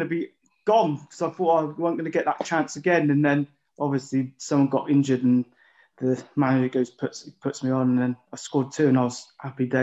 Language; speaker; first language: English; native; English